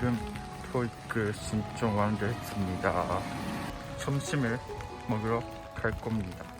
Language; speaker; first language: Korean; non-native, learner; Japanese